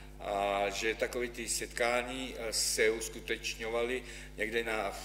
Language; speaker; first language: Czech; non-native, fluent; Ukrainian